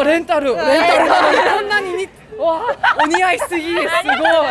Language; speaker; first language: Japanese; non-native, learner; Korean